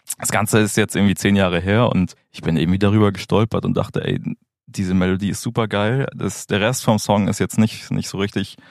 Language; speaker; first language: German; native; German